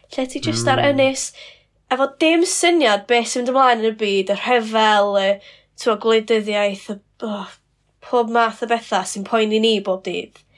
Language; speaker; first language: Welsh; non-native, local second language; English